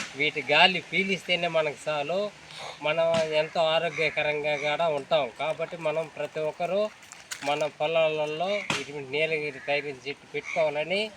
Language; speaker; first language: Telugu; native; Telugu